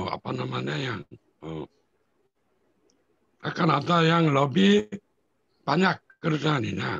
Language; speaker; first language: Korean; native; Korean